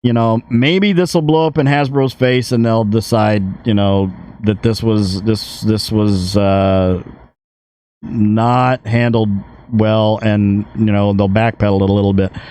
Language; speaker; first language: English; native; English